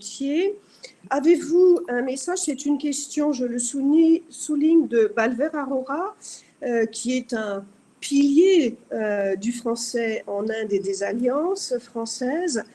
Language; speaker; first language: French; native; French